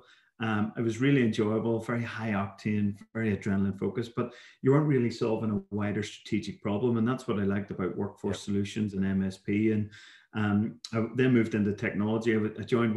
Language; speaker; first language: English; native; English